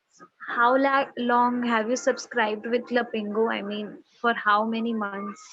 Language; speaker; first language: English; non-native, local second language; Hindi